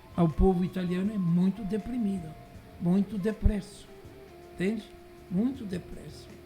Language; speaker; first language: Portuguese; early bilingual, other home language; Italian